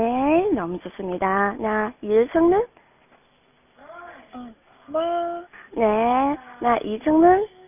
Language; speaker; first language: Korean; non-native, fluent; Chinese